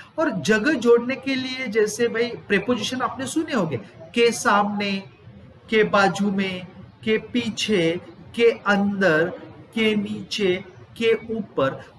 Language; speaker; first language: Hindi; non-native, local second language; Gujarati